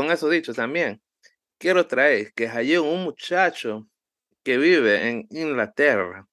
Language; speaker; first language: Spanish; early bilingual, heritage; Spanish